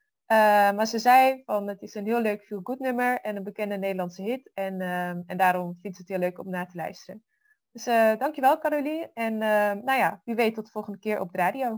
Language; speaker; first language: Dutch; native; Dutch